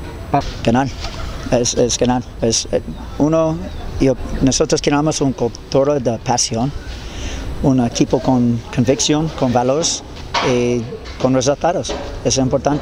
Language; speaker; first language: Spanish; non-native, learner; English